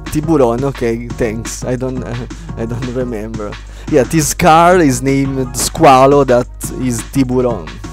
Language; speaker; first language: English; non-native, learner; Italian